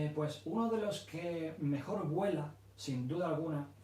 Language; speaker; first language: Spanish; early bilingual, other home language; English